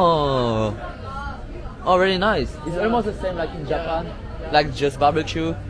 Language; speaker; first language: English; non-native, learner; French